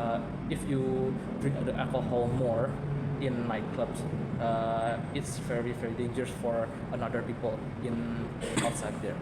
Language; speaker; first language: English; non-native, learner; Indonesian